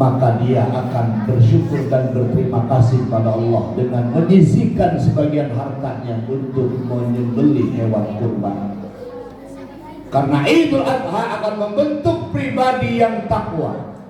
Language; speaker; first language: Indonesian; native; Indonesian